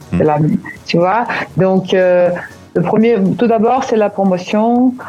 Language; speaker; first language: French; non-native, fluent; Portuguese